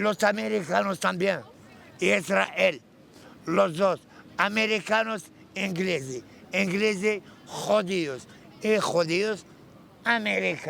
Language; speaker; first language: Spanish; non-native, learner; Arabic